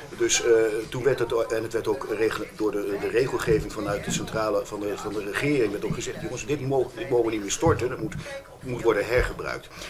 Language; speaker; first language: Dutch; native; Dutch